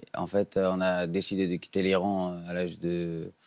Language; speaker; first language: French; non-native, fluent; Persian